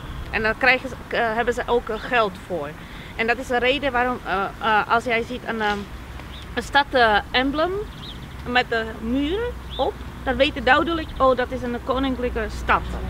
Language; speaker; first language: Dutch; non-native, fluent; Czech